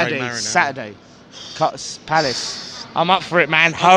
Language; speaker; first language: English; native; English